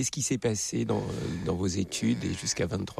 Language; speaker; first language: French; native; French